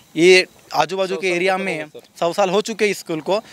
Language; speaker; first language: Hindi; non-native, local second language; Marathi